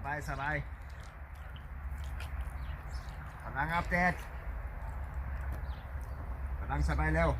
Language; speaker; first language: Thai; non-native, learner; German